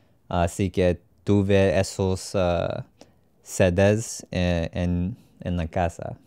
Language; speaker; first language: Spanish; non-native, learner; English